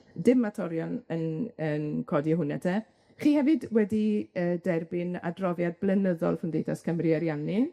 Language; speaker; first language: Welsh; native; Welsh